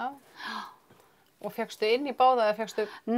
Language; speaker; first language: Icelandic; native; Icelandic